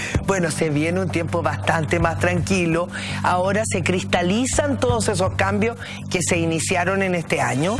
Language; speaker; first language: Spanish; native; Spanish